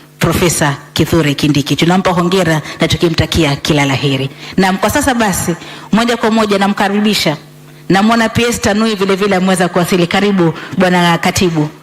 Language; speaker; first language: Swahili; native; Swahili